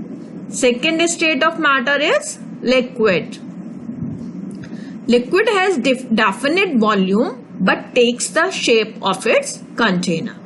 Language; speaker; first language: English; non-native, local second language; Hindi